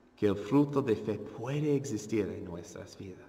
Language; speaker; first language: Spanish; non-native, fluent; English